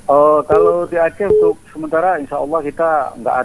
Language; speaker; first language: Indonesian; native; Indonesian